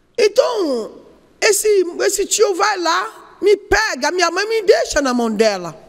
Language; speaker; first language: Portuguese; non-native, learner; Yoruba